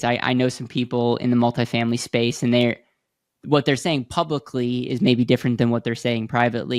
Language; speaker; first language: English; native; English